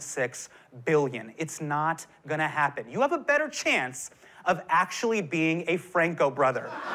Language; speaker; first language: English; native; English